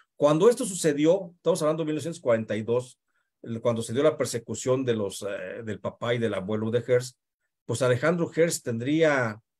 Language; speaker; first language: Spanish; native; Spanish